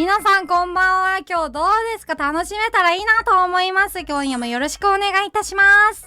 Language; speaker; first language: Japanese; non-native, learner; Korean